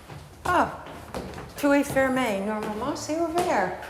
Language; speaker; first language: French; non-native, learner; English